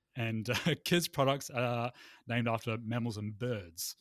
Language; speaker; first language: English; native; English